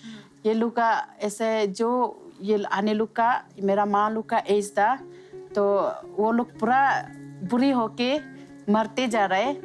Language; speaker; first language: Hindi; non-native, local second language; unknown